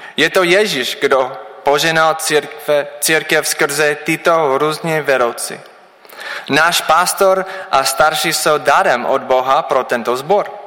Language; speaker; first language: Czech; non-native, learner; English